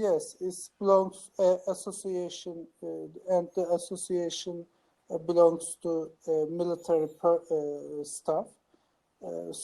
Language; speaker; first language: English; non-native, learner; Turkish